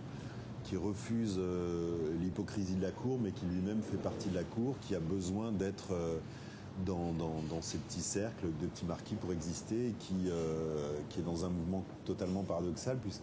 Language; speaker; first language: French; native; French